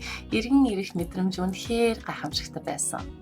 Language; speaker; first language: Mongolian; native; Mongolian